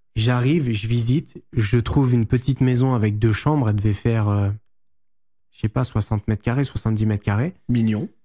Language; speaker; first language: French; native; French